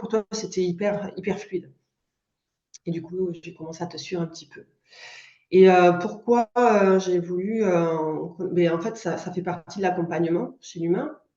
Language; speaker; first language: French; native; French